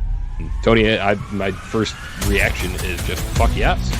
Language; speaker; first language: English; native; English